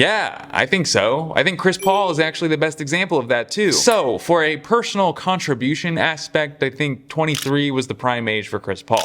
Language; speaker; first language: English; native; English